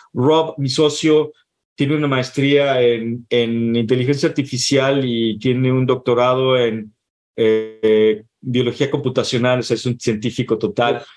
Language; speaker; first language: Spanish; native; Spanish